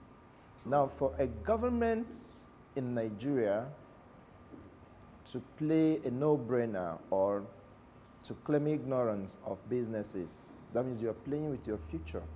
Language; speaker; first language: English; non-native, local second language; Igbo